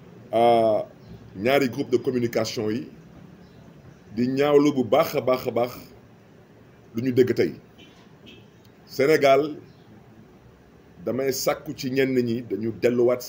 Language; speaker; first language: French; non-native, local second language; Wolof